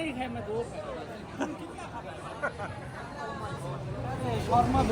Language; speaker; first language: Hindi; non-native, learner; Bangla